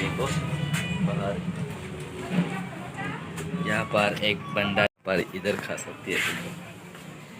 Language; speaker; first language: Hindi; non-native, local second language; Kok Borok